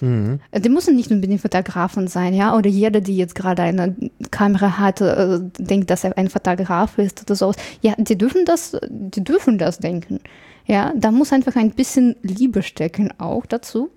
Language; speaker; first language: German; non-native, fluent; English